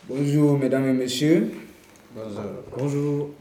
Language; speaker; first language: French; non-native, learner; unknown